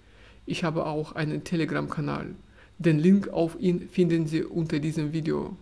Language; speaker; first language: German; non-native, fluent; Russian